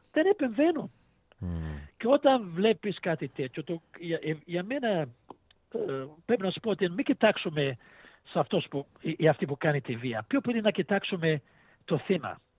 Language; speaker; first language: Greek; early bilingual, heritage; Greek